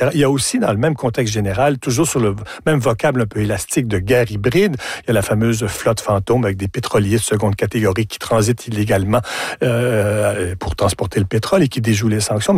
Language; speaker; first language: French; native; French